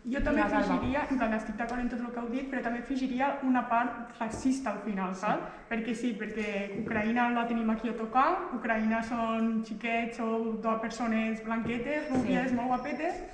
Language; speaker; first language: Catalan; native; Catalan